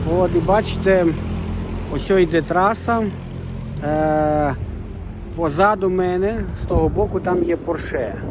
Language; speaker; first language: Ukrainian; native; Ukrainian